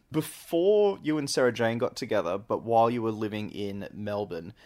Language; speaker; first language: English; native; English